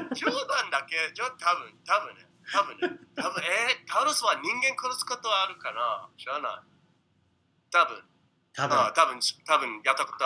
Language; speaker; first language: Japanese; non-native, learner; English